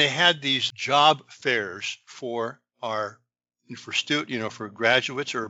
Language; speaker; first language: English; native; English